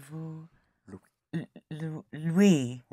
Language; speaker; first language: French; non-native, learner; English